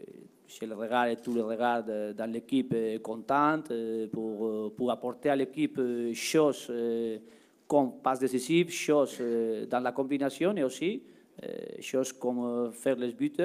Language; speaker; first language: French; non-native, learner; Spanish